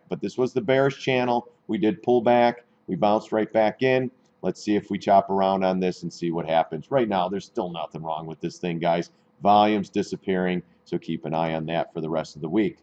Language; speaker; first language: English; native; English